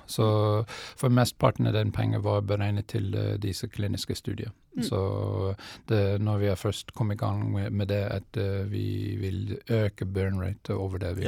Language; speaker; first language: Norwegian; non-native, fluent; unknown